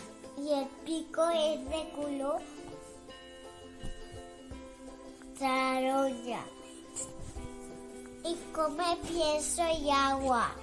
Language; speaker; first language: Spanish; non-native, local second language; Catalan